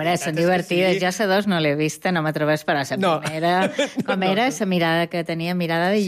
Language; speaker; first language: Catalan; native; Catalan